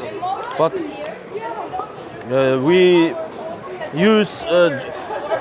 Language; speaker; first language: English; non-native, learner; Uzbek